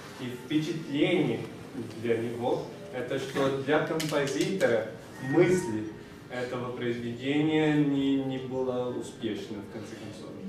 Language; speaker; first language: Russian; non-native, fluent; Portuguese